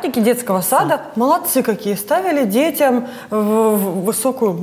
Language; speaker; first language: Russian; native; Russian